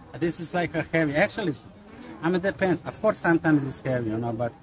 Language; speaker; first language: English; non-native, learner; Slovenian